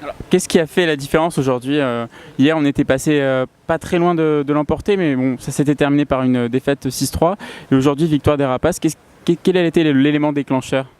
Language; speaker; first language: French; native; French